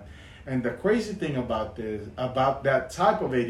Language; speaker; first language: English; non-native, local second language; Filipino